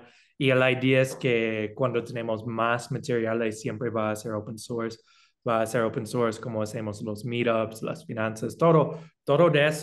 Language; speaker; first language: Spanish; non-native, fluent; English